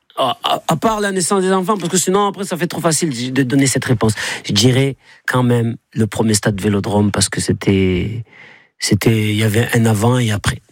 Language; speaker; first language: French; native; French